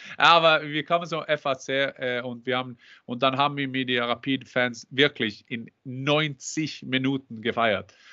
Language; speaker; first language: German; non-native, fluent; Norwegian